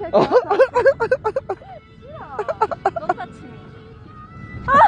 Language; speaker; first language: Korean; non-native, learner; Japanese